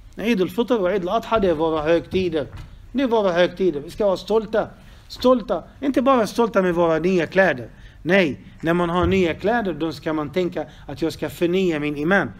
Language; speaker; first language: Swedish; non-native, fluent; Arabic